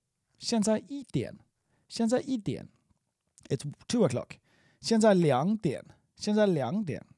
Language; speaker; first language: Chinese; non-native, learner; English